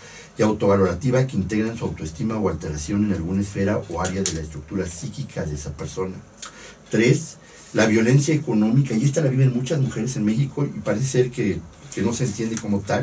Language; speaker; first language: Spanish; native; Spanish